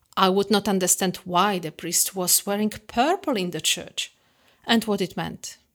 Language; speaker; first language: English; non-native, fluent; Polish